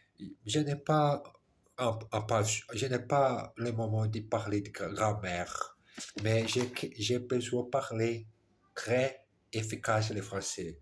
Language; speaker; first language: French; non-native, learner; Portuguese